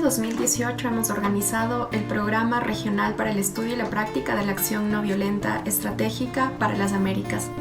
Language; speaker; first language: Spanish; native; Spanish